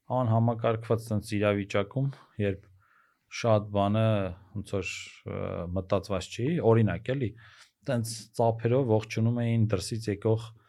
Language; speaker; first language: Armenian; native; Armenian